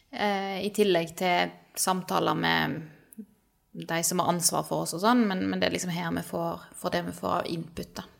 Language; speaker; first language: Norwegian; native; Norwegian